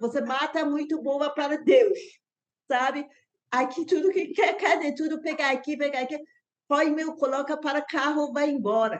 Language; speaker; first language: Portuguese; non-native, learner; Persian